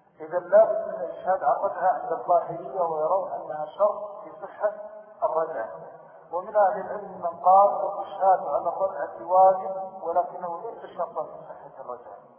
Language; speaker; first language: Arabic; native; Arabic